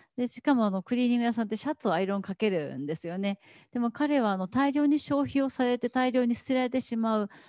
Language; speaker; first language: Japanese; native; Japanese